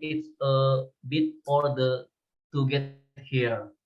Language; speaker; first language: English; non-native, learner; Indonesian